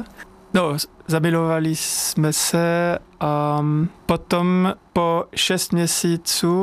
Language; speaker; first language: Czech; non-native, fluent; French